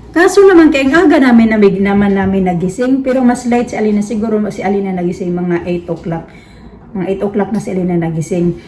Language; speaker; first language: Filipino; non-native, local second language; Cebuano